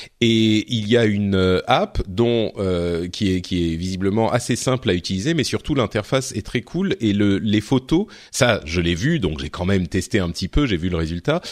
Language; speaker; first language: French; native; French